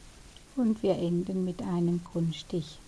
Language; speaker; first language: German; native; German